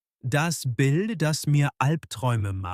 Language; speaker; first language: German; non-native, fluent; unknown